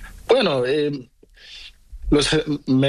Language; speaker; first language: Spanish; non-native, learner; Portuguese